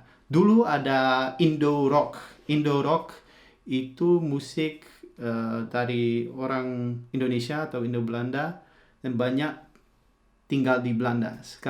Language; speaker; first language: Indonesian; early bilingual, heritage; Dutch